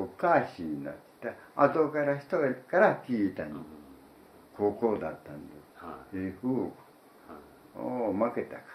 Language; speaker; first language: Japanese; native; Japanese